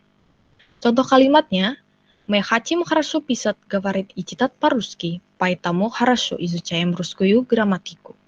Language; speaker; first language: Russian; non-native, learner; Indonesian